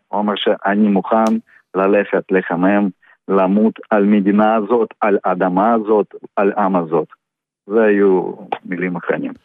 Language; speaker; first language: Hebrew; non-native, fluent; Russian